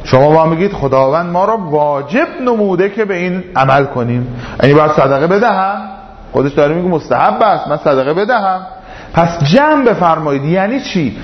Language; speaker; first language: Persian; native; Persian